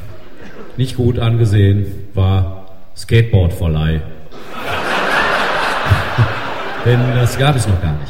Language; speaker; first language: German; native; German